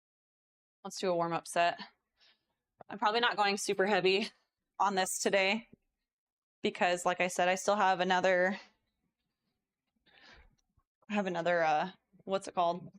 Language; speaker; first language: English; native; English